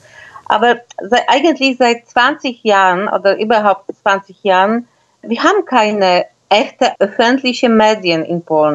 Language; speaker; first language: German; non-native, fluent; Polish